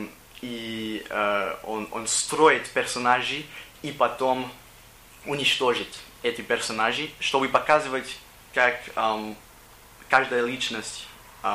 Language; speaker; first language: Russian; non-native, learner; English